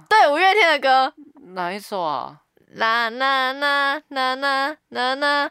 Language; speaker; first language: Chinese; native; Chinese